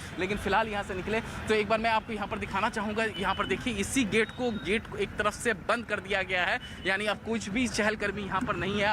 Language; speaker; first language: Hindi; native; Hindi